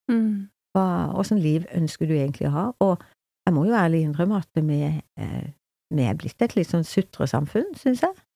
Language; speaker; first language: Norwegian; native; Norwegian